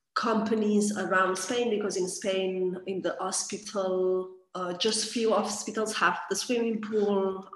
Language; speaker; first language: English; non-native, fluent; Catalan